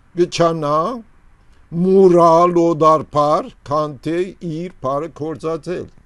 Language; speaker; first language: Armenian; early bilingual, heritage; Armenian